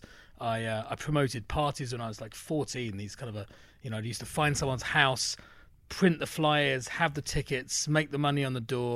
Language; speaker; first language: English; native; English